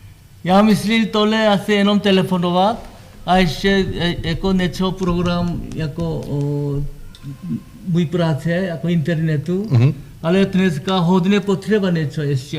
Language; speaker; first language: Czech; non-native, learner; Korean